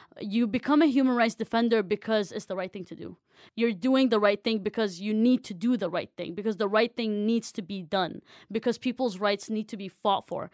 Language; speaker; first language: English; non-native, fluent; Arabic